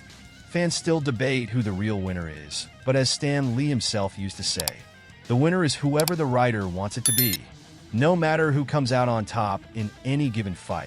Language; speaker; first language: English; native; English